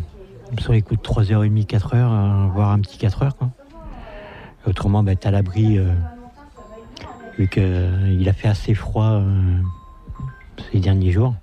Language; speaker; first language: French; native; French